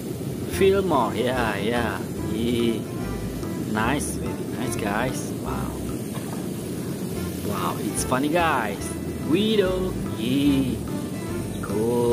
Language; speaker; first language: English; non-native, learner; Indonesian